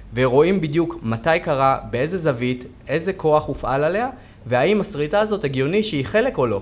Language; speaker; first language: Hebrew; native; Hebrew